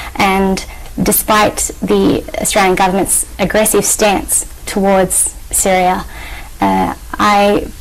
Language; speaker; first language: English; native; English